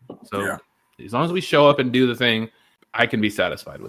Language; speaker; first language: English; native; English